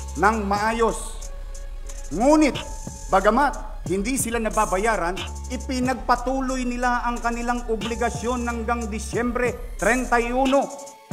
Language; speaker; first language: Filipino; native; Filipino